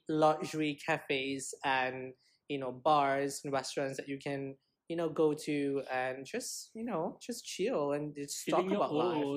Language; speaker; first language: English; non-native, local second language; Malay